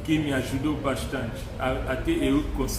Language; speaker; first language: Portuguese; non-native, learner; Luba-Lulua